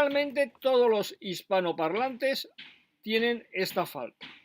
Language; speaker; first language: Spanish; non-native, fluent; French